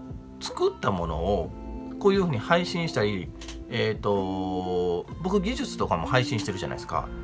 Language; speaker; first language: Japanese; native; Japanese